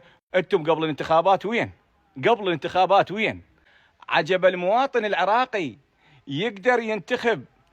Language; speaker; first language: Arabic; native; Arabic